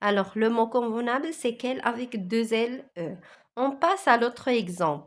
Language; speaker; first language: French; non-native, local second language; Arabic